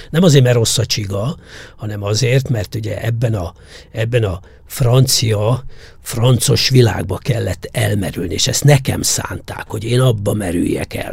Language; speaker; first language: Hungarian; native; Hungarian